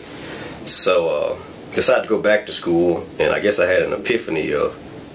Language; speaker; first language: English; native; English